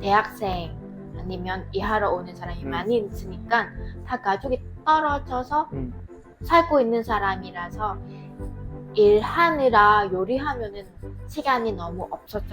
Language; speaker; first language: Korean; non-native, fluent; Vietnamese